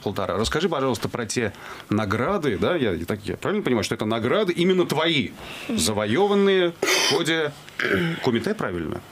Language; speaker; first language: Russian; native; Russian